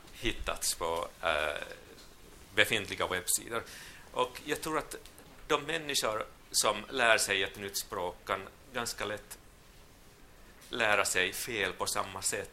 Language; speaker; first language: Swedish; non-native, local second language; Finnish